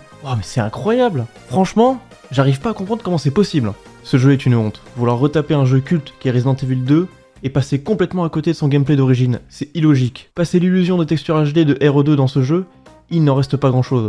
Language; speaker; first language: French; native; French